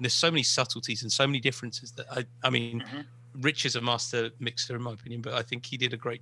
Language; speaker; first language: English; native; English